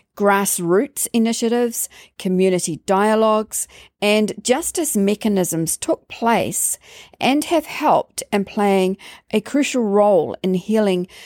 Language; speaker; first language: English; native; English